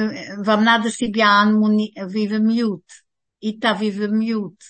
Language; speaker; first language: Russian; early bilingual, heritage; Russian